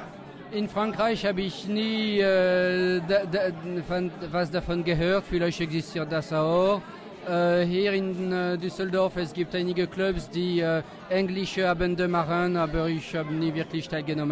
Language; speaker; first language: German; non-native, fluent; French